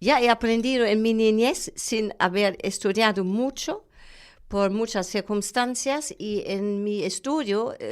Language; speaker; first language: Spanish; non-native, fluent; German